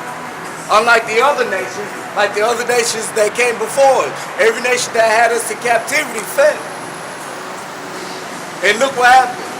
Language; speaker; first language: English; native; English